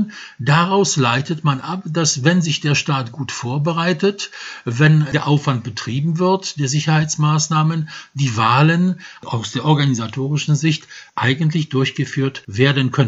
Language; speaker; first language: German; non-native, fluent; Polish